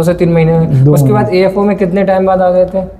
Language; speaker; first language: Hindi; native; Hindi